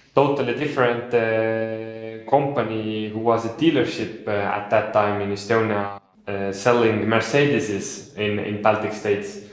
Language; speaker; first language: English; non-native, fluent; Estonian